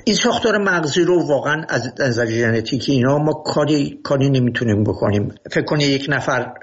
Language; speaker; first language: Persian; native; Persian